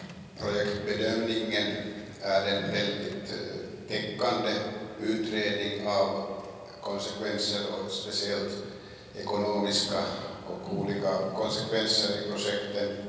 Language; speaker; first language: Swedish; non-native, local second language; Finnish